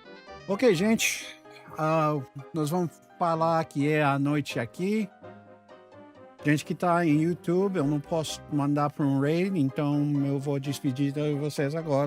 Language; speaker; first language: Portuguese; non-native, fluent; English